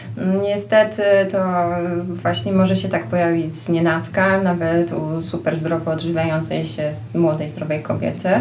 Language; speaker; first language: Polish; native; Polish